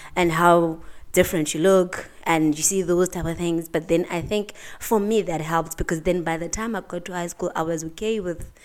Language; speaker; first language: English; non-native, local second language; Xhosa